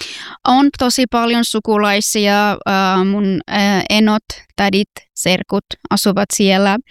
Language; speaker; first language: Finnish; non-native, fluent; Persian